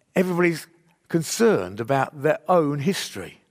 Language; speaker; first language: English; native; English